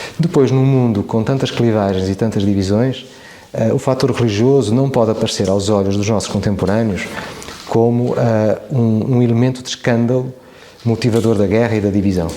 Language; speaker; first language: Portuguese; native; Portuguese